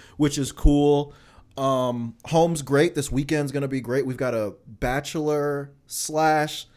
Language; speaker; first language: English; native; English